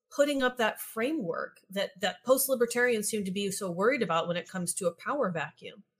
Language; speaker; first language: English; native; English